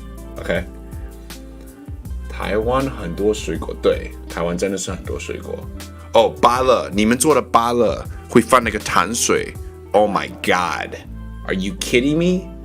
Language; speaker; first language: Chinese; non-native, learner; English